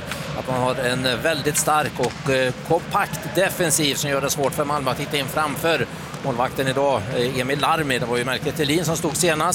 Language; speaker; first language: Swedish; native; Swedish